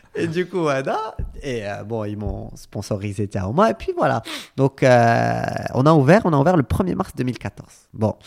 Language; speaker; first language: French; non-native, local second language; Arabic